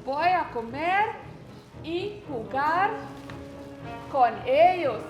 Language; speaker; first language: Spanish; non-native, learner; English